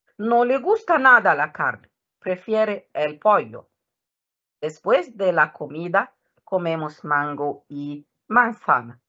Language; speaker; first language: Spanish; non-native, fluent; Arabic